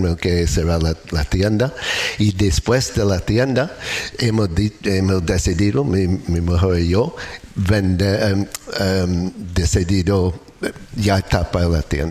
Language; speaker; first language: Spanish; non-native, learner; English